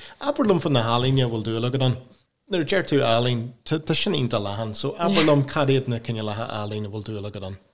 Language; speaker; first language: Irish; non-native, local second language; English